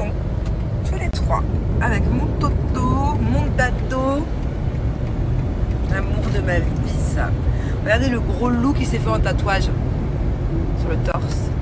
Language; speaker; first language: French; native; French